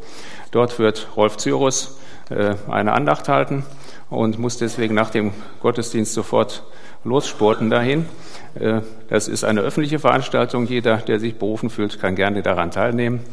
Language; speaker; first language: German; native; German